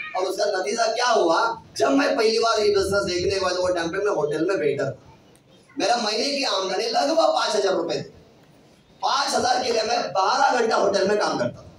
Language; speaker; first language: Hindi; non-native, local second language; Kannada